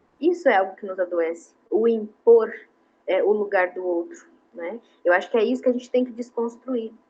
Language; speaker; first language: Portuguese; non-native, local second language; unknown